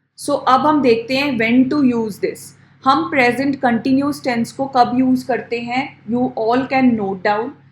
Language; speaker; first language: Hindi; native; Hindi